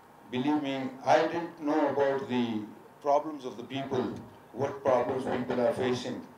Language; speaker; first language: English; non-native, local second language; Pashto